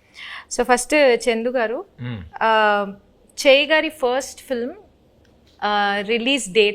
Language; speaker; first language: Telugu; native; Telugu